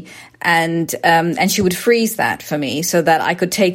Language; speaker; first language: English; native; English